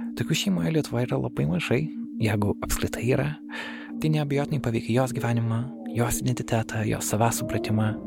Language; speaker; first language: Lithuanian; native; Lithuanian